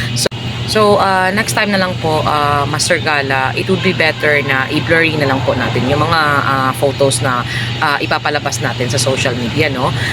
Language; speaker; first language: Filipino; non-native, local second language; Cebuano